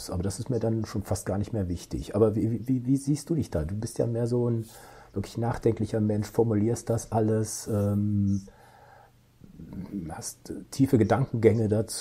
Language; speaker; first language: German; native; German